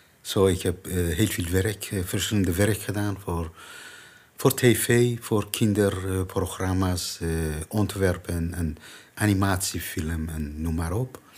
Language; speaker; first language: Dutch; non-native, learner; Persian